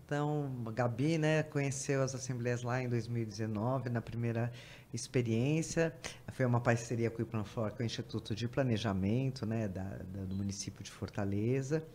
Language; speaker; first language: Portuguese; native; Portuguese